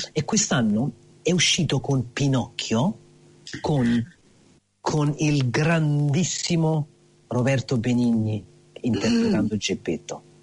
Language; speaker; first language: Italian; early bilingual, heritage; Italian